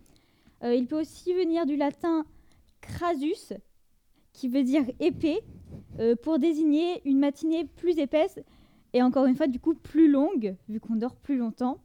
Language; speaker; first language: French; native; French